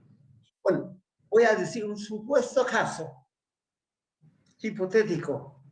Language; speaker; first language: Spanish; non-native, fluent; Persian